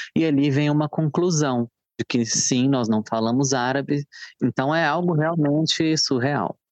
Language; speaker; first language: Portuguese; native; Portuguese